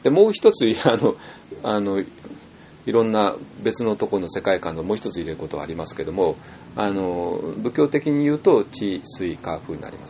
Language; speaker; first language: Japanese; native; Japanese